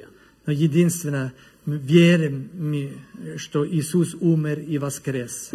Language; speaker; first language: Russian; non-native, learner; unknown